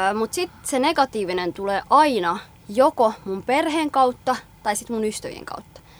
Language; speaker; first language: Finnish; early bilingual, other home language; Somali